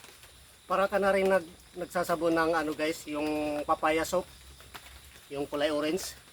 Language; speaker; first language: Filipino; non-native, local second language; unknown